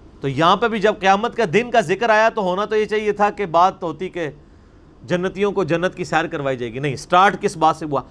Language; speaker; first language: Urdu; non-native, local second language; Punjabi